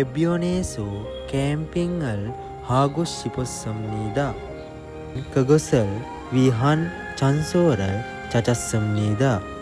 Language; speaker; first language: Korean; non-native, learner; Sinhala